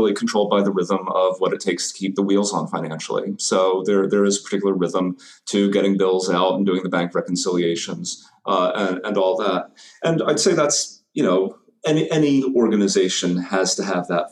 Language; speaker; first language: English; native; English